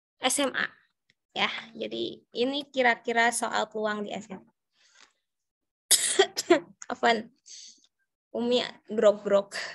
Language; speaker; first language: Indonesian; native; Indonesian